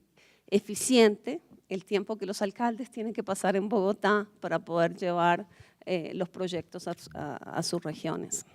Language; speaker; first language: Spanish; native; Spanish